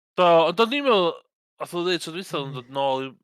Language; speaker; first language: Welsh; native; Welsh